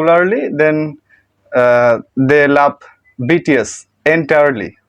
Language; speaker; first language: English; non-native, learner; Bangla